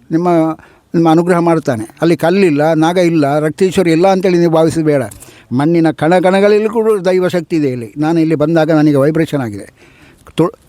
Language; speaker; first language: Kannada; non-native, local second language; Tulu